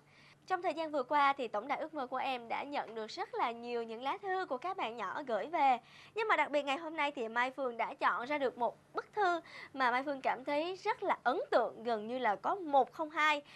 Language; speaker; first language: Vietnamese; native; Vietnamese